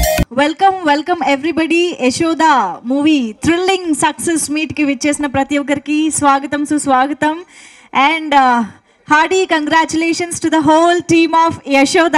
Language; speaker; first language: Telugu; native; Telugu